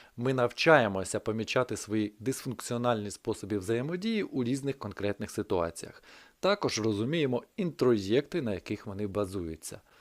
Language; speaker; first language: Ukrainian; native; Ukrainian